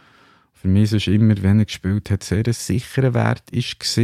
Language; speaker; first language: German; native; German